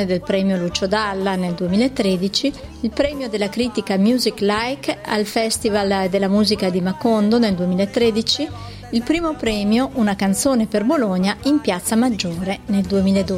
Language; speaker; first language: Italian; native; Italian